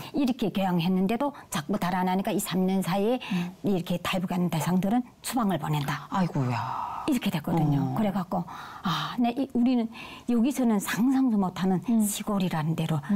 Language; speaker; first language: Korean; native; Korean